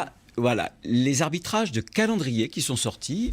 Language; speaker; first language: French; native; French